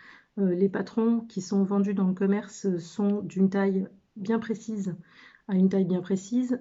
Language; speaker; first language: French; native; French